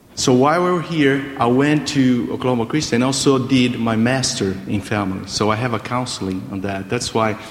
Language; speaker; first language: English; non-native, fluent; Portuguese